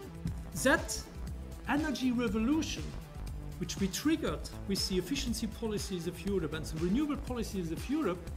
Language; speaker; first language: English; non-native, fluent; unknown